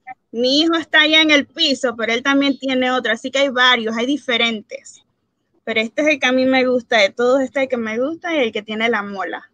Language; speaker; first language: Spanish; early bilingual, heritage; Spanish